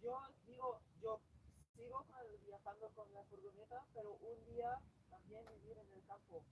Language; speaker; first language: Spanish; non-native, fluent; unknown